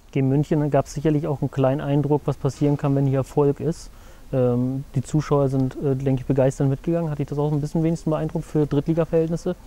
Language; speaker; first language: German; native; German